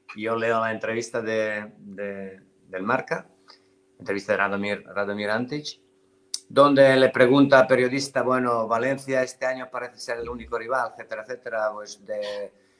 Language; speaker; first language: Spanish; non-native, fluent; Serbian